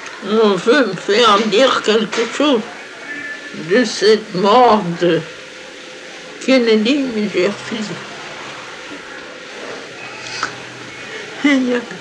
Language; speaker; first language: French; native; French